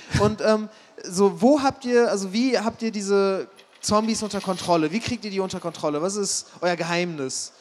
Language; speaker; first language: German; native; German